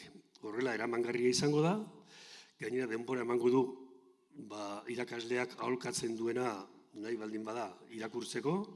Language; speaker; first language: Basque; native; Basque